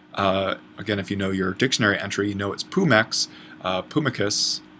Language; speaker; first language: English; native; English